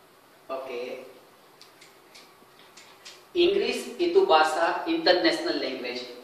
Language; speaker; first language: Indonesian; non-native, fluent; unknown